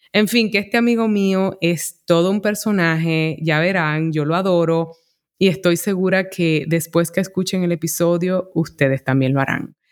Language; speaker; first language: Spanish; native; Spanish